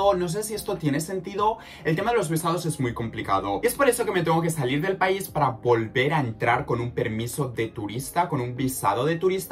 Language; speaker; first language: Spanish; native; Spanish